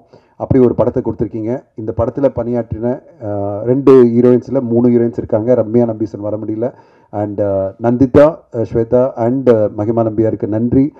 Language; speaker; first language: Tamil; native; Tamil